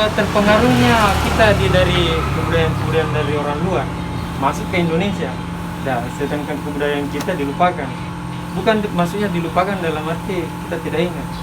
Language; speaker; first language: Indonesian; non-native, local second language; Buginese